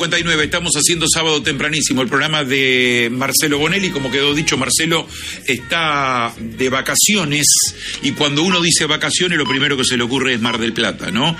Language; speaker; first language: Spanish; native; Spanish